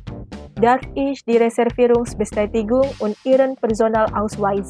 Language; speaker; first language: German; non-native, fluent; Indonesian